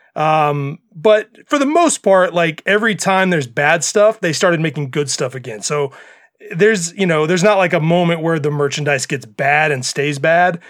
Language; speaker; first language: English; native; English